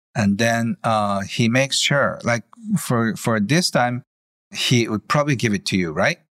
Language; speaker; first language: English; non-native, fluent; Japanese